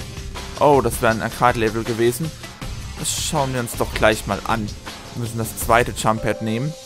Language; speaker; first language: German; native; German